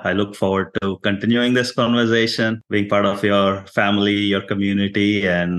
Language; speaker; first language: English; non-native, local second language; Tamil